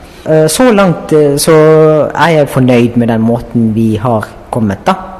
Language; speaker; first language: Norwegian; non-native, fluent; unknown